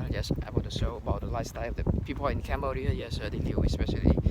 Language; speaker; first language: English; non-native, learner; Khmer